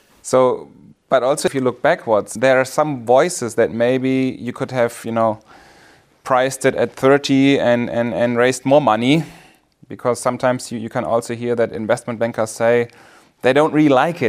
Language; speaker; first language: English; non-native, fluent; German